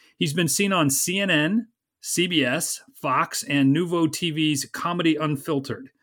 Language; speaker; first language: English; native; English